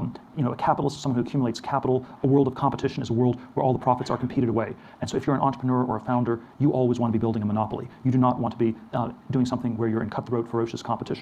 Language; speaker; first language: English; native; English